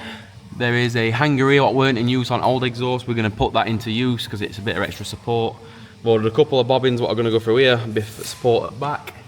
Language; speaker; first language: English; native; English